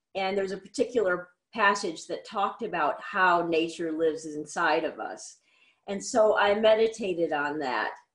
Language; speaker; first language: English; native; English